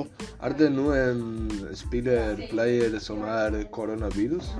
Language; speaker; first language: Norwegian; non-native, learner; Spanish